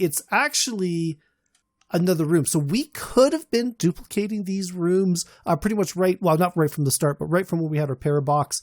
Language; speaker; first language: English; native; English